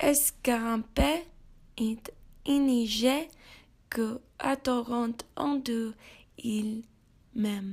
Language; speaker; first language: French; non-native, learner; English